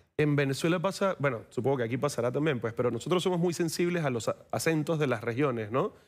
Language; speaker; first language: Spanish; native; Spanish